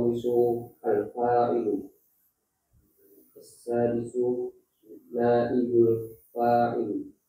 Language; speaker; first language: Arabic; non-native, learner; Indonesian